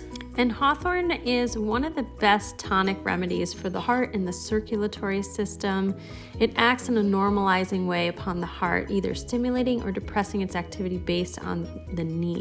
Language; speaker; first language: English; native; English